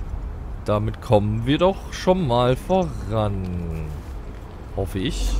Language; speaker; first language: German; native; German